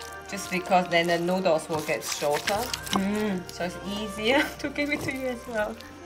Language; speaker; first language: English; non-native, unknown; Chinese